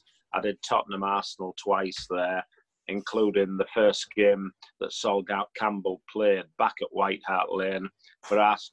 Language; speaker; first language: English; native; English